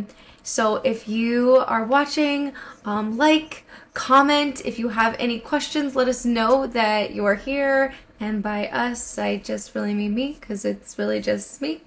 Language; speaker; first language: English; native; English